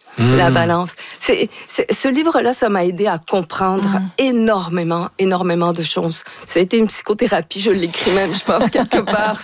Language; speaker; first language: French; native; French